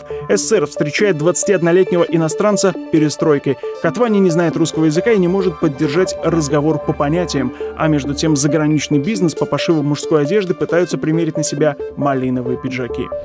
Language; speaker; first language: Russian; native; Russian